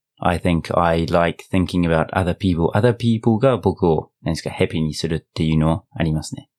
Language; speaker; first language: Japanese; non-native, fluent; English